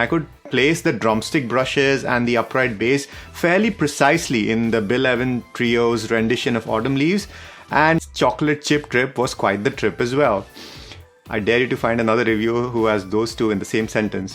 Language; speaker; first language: English; non-native, fluent; Dutch